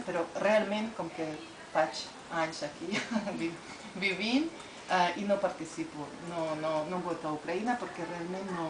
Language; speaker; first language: Catalan; non-native, fluent; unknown